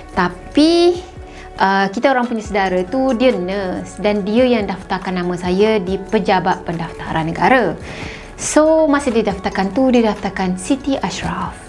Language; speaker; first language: Malay; native; Malay